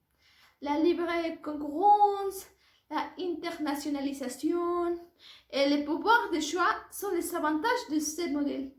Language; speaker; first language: French; non-native, learner; Spanish